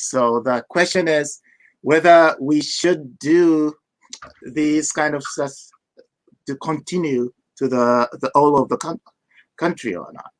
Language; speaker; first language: English; non-native, fluent; Japanese